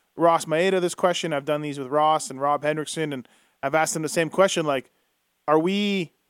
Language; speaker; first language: English; native; English